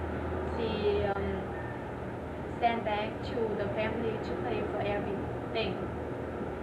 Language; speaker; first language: English; non-native, learner; Vietnamese